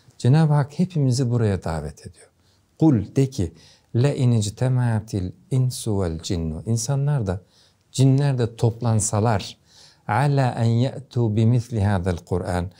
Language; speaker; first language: Turkish; native; Turkish